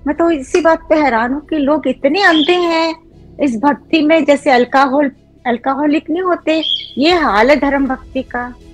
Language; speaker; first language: Hindi; native; Hindi